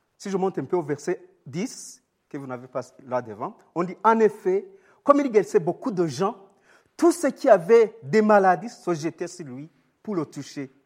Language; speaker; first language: French; non-native, local second language; Rundi